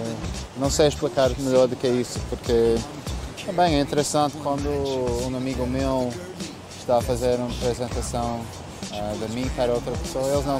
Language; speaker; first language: Portuguese; non-native, fluent; English